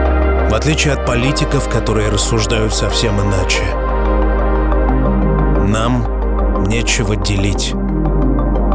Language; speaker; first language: Russian; native; Russian